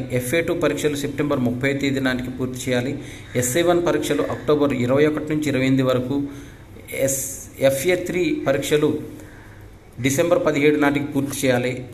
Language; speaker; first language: Telugu; native; Telugu